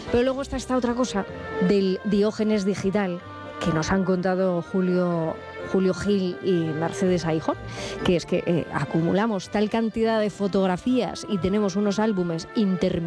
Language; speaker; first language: Spanish; native; Spanish